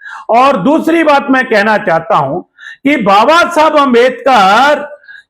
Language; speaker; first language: Hindi; non-native, local second language; Punjabi